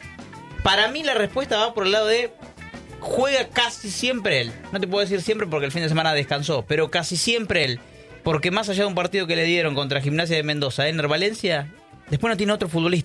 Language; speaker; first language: Spanish; native; Spanish